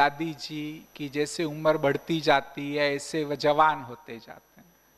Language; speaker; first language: Hindi; native; Hindi